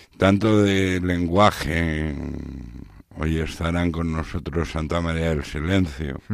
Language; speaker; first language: Spanish; native; Spanish